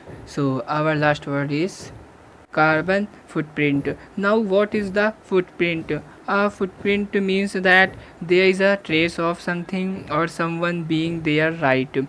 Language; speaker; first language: English; non-native, local second language; Hindi